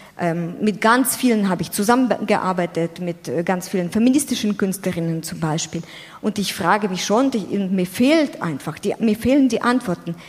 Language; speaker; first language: German; non-native, fluent; Ukrainian